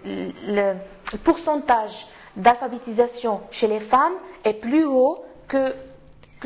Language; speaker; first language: French; non-native, learner; Arabic